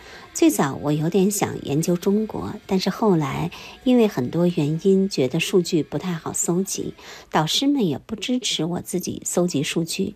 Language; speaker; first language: Chinese; native; Chinese